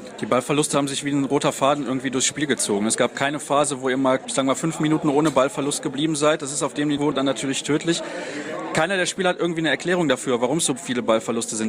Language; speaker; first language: German; native; German